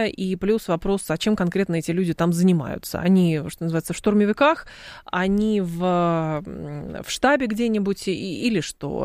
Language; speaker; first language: Russian; native; Russian